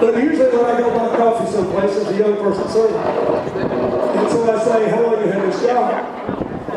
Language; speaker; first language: English; native; English